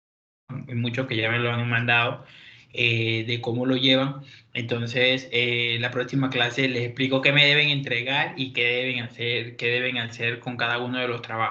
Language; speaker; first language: Spanish; native; Spanish